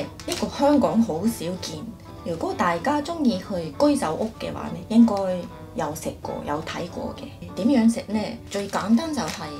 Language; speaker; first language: Cantonese; non-native, fluent; Japanese